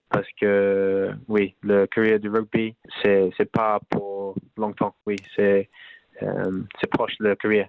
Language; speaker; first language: French; non-native, learner; English